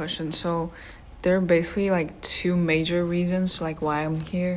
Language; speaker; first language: English; non-native, fluent; Chinese